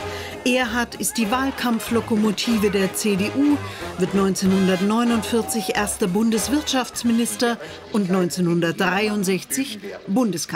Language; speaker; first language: German; native; German